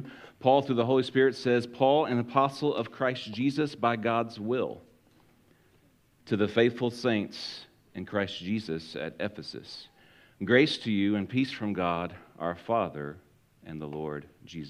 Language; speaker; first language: English; native; English